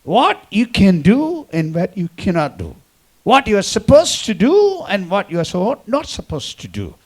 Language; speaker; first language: English; non-native, local second language; Malayalam